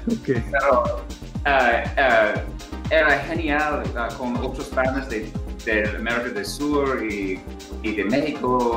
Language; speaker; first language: Spanish; non-native, learner; English